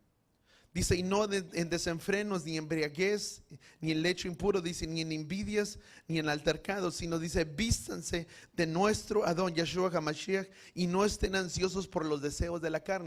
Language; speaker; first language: Spanish; native; Spanish